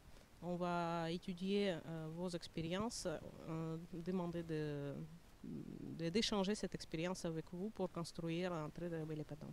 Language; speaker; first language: French; non-native, fluent; Russian